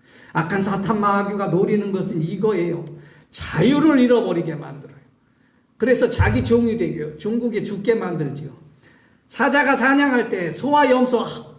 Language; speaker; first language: Korean; native; Korean